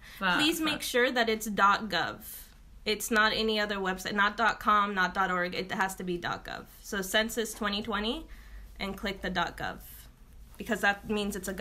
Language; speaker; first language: English; early bilingual, other home language; Arabic